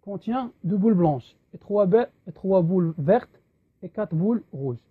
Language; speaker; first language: French; non-native, local second language; Arabic